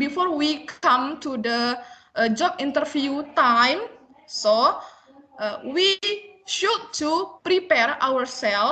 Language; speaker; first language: English; non-native, learner; Indonesian